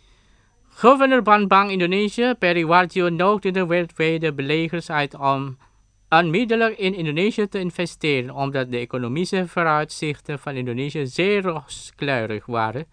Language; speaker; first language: Dutch; non-native, learner; Indonesian